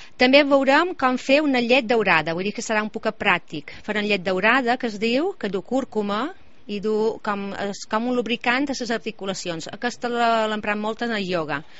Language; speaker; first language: Catalan; native; Catalan